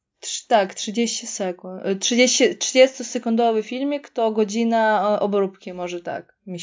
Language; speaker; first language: Polish; non-native, fluent; Russian